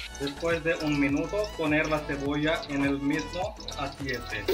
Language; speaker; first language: Spanish; non-native, learner; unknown